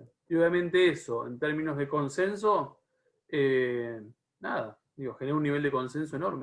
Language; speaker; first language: Spanish; native; Spanish